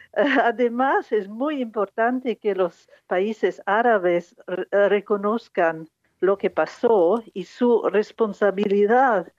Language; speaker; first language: Spanish; non-native, fluent; English